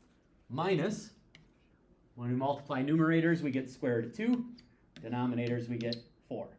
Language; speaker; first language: English; native; English